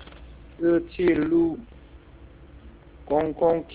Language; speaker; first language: Chinese; non-native, learner; Korean